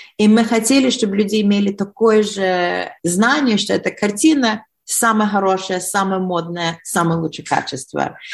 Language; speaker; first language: Russian; early bilingual, heritage; Russian